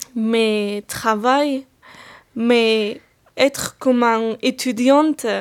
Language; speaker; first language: French; non-native, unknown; Persian